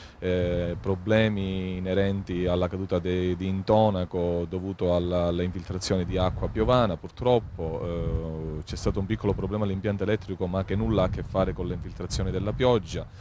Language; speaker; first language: Italian; native; Italian